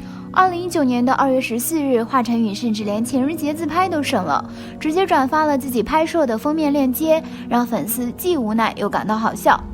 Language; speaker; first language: Chinese; native; Chinese